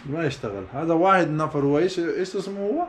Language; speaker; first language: Arabic; non-native, learner; Pashto